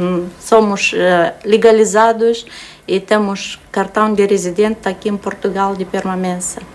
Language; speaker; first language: Portuguese; non-native, learner; Romanian